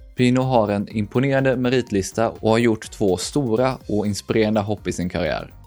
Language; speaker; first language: Swedish; native; Swedish